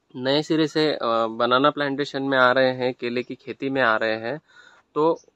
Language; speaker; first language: Hindi; non-native, local second language; Marathi